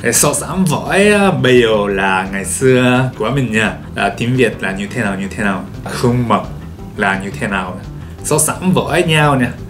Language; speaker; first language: Vietnamese; non-native, fluent; Japanese